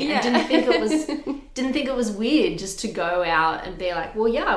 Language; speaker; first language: English; native; English